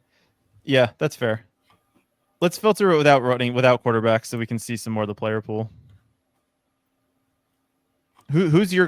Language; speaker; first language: English; native; English